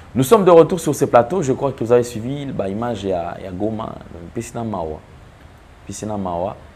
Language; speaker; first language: French; non-native, local second language; Lingala